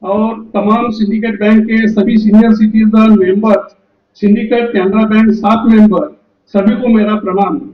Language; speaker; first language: Hindi; non-native, local second language; Marathi